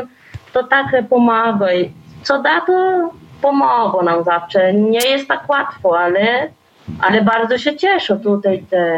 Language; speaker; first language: Polish; early bilingual, heritage; Polish